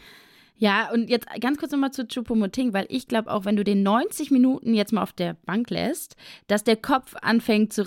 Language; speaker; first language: German; native; German